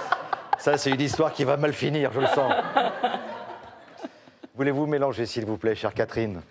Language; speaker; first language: French; native; French